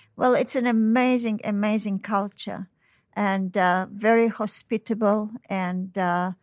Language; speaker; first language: English; non-native, fluent; Uzbek